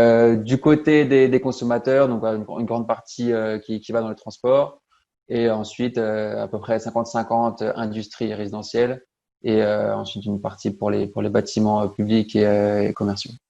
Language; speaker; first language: French; native; French